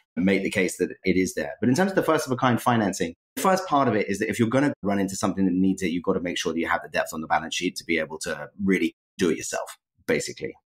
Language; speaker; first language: English; native; English